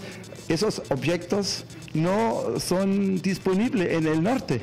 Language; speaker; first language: Spanish; non-native, fluent; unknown